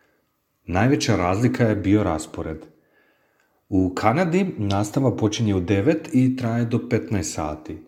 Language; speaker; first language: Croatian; early bilingual, heritage; Croatian